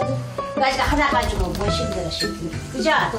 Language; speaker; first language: Korean; native; Korean